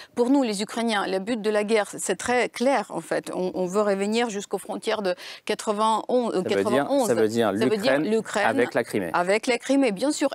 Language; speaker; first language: French; non-native, fluent; Ukrainian